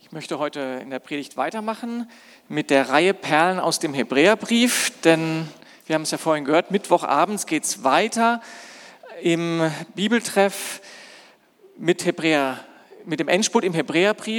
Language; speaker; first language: German; native; German